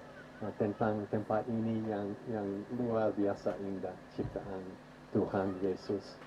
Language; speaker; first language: Indonesian; non-native, fluent; English